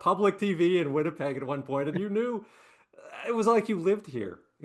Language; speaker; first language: English; native; English